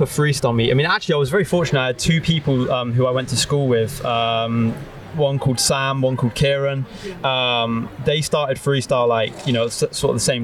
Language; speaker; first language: English; native; English